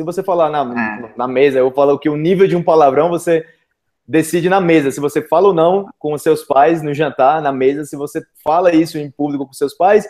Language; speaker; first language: Portuguese; native; Portuguese